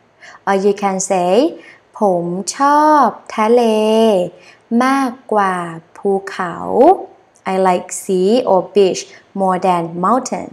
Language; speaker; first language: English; non-native, learner; Thai